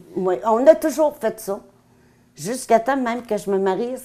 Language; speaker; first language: French; native; French